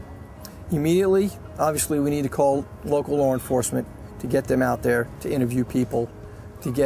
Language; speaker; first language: English; native; English